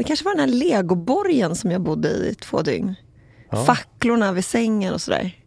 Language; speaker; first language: Swedish; native; Swedish